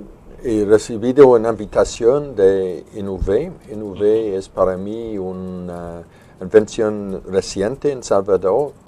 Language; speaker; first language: Spanish; non-native, fluent; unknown